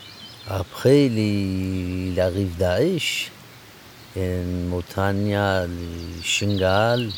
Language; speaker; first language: French; non-native, learner; Kurdish